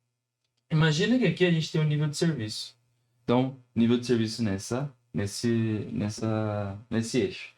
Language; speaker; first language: Portuguese; native; Portuguese